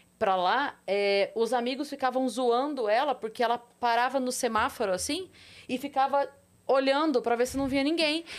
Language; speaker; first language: Portuguese; native; Portuguese